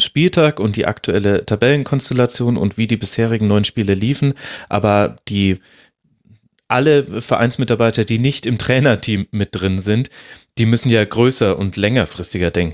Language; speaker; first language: German; native; German